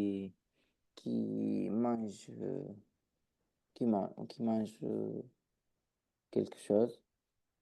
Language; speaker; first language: French; non-native, learner; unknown